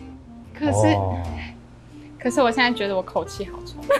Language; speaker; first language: Chinese; non-native, fluent; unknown